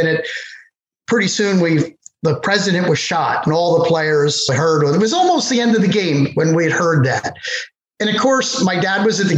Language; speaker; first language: English; native; English